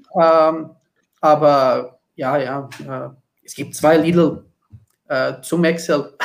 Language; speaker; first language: German; non-native, learner; Portuguese